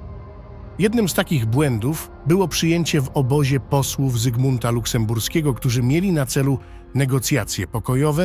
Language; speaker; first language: Polish; native; Polish